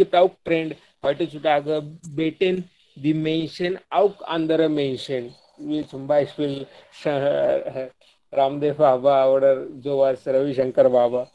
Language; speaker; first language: German; non-native, learner; Hindi